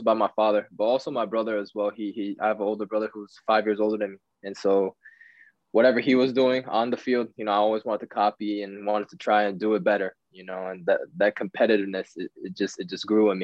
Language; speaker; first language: English; early bilingual, other home language; Japanese